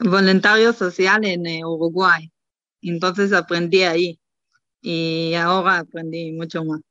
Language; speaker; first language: Spanish; non-native, learner; Hebrew